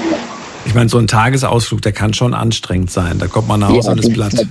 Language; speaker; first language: German; native; German